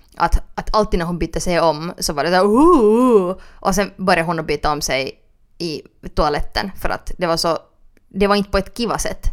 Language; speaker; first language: Swedish; native; Swedish